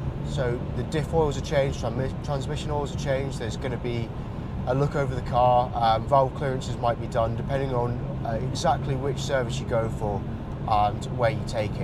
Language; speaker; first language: English; native; English